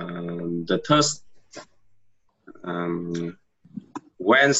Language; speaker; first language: English; non-native, learner; Vietnamese